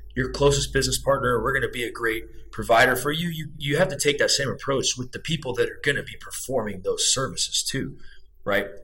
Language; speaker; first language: English; native; English